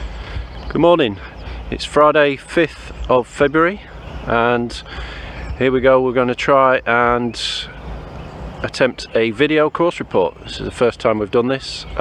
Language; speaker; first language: English; native; English